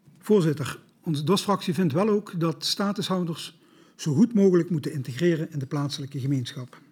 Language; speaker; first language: Dutch; native; Dutch